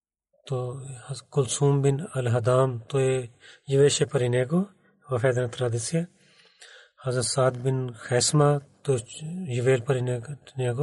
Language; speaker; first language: Bulgarian; non-native, learner; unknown